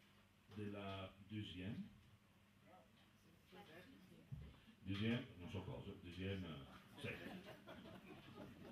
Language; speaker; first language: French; non-native, learner; Italian